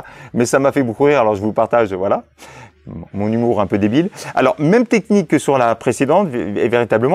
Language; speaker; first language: French; native; French